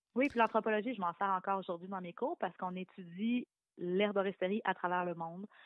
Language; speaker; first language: French; native; French